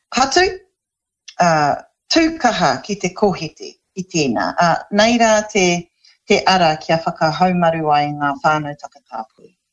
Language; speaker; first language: Māori; non-native, local second language; English